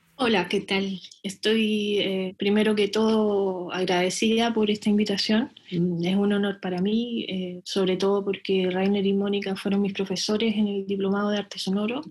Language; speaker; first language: Spanish; native; Spanish